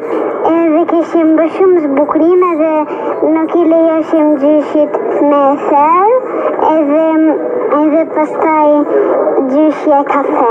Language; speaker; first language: Albanian; early bilingual, heritage; Albanian